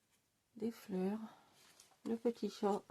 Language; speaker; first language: French; native; French